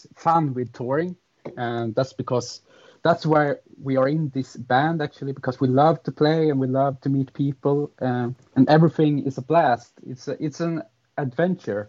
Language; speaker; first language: English; non-native, fluent; Swedish